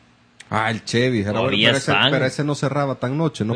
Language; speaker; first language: Spanish; native; Spanish